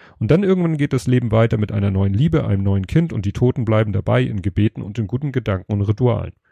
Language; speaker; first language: German; native; German